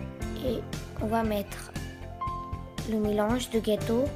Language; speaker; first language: French; non-native, fluent; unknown